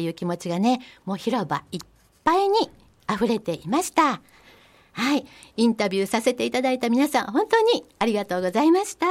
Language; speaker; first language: Japanese; native; Japanese